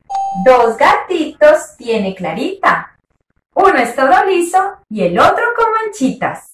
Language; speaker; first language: Spanish; native; Spanish